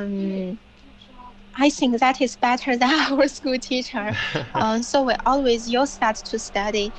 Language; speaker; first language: English; non-native, learner; Chinese